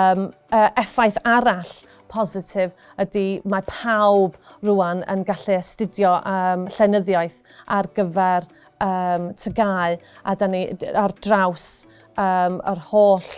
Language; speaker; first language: Welsh; non-native, local second language; English